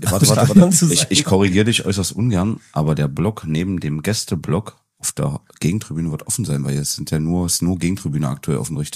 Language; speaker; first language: German; native; German